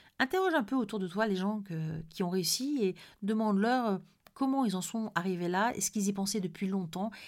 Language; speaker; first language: French; native; French